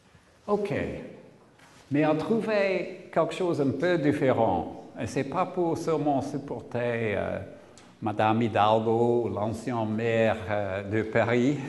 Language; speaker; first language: French; non-native, learner; English